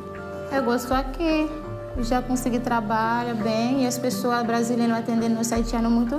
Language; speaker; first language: Portuguese; non-native, learner; Haitian Creole